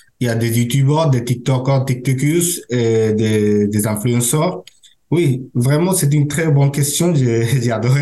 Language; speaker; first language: French; non-native, learner; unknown